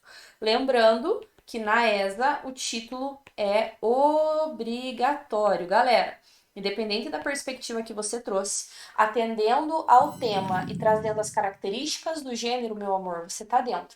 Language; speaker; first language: Portuguese; native; Portuguese